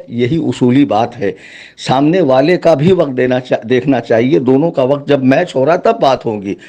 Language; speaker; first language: Urdu; native; Urdu